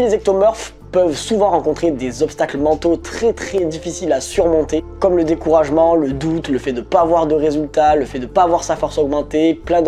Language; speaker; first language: French; native; French